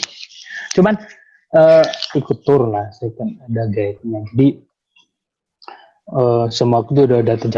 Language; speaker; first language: Indonesian; native; Indonesian